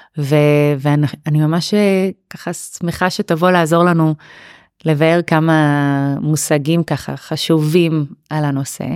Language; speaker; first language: Hebrew; native; Hebrew